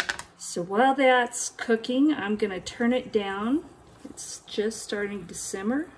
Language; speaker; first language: English; native; English